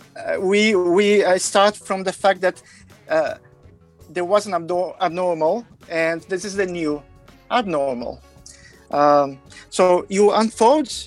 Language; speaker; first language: English; non-native, fluent; Portuguese